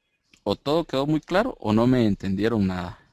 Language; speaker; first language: Spanish; native; Spanish